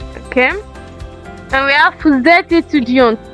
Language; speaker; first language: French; non-native, fluent; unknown